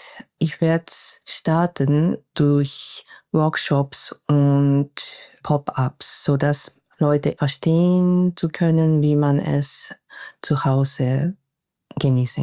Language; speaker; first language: German; non-native, fluent; Japanese